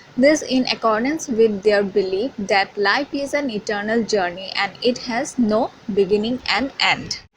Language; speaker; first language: English; non-native, local second language; Assamese